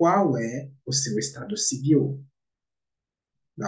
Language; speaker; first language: Portuguese; non-native, learner; Haitian Creole